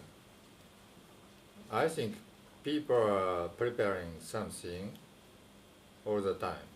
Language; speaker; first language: English; non-native, fluent; Japanese